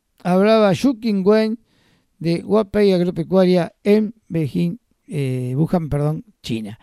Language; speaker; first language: Spanish; native; Spanish